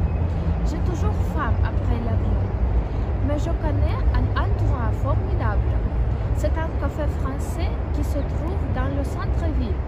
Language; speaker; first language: French; non-native, learner; Russian